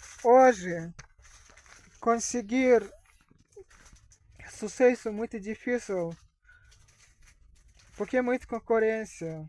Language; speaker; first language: Portuguese; non-native, fluent; Russian